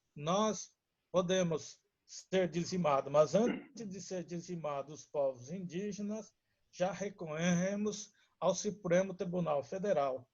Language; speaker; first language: Portuguese; non-native, local second language; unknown